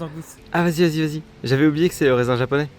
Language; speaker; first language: French; native; French